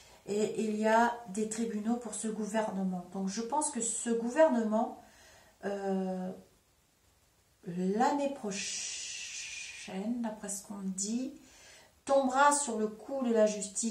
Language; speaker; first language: French; native; French